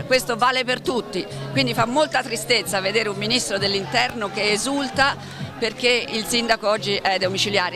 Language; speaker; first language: Italian; native; Italian